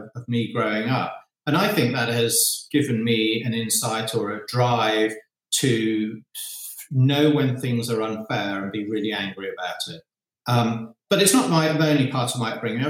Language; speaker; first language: English; native; English